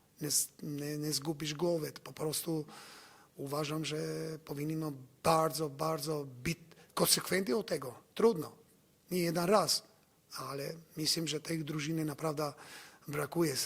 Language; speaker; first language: Polish; non-native, learner; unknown